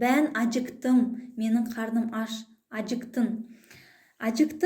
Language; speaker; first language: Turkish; non-native, fluent; Kazakh